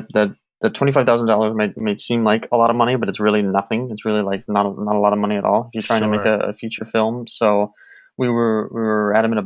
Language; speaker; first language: English; native; English